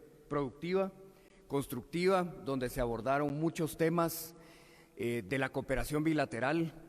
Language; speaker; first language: Spanish; native; Spanish